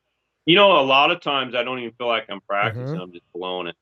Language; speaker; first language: English; native; English